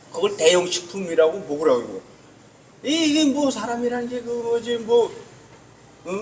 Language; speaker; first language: Korean; native; Korean